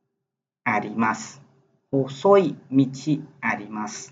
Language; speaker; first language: Japanese; non-native, fluent; Khmer